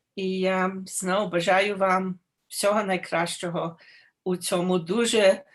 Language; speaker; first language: Ukrainian; early bilingual, heritage; Ukrainian